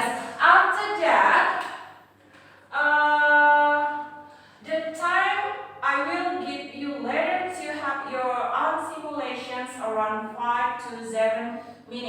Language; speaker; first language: English; non-native, fluent; Indonesian